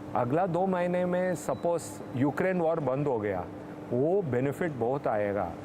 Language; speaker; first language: Hindi; non-native, local second language; Tamil